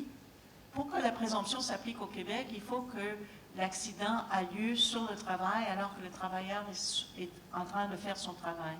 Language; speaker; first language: French; native; French